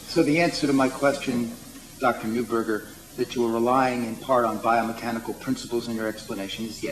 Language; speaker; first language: English; native; English